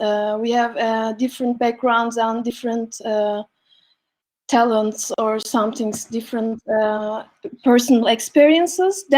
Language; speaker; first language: English; non-native, learner; Turkish